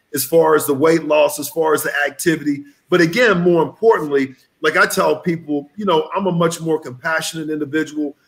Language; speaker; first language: English; native; English